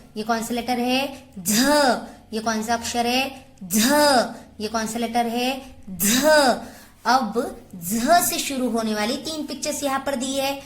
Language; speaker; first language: Hindi; non-native, local second language; Marathi